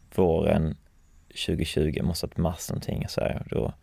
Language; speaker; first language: Swedish; native; Swedish